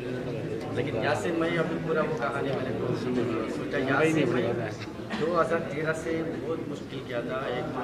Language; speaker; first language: Hindi; non-native, local second language; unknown